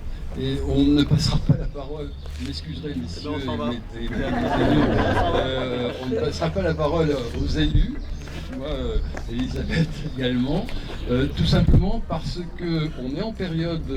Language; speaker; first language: French; native; French